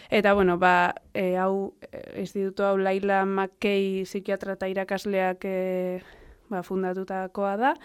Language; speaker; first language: Basque; non-native, local second language; Spanish